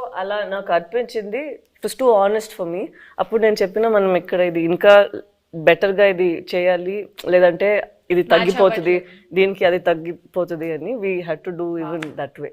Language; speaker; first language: Telugu; non-native, fluent; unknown